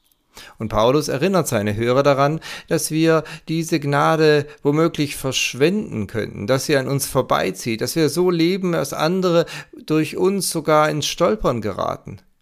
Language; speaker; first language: German; native; German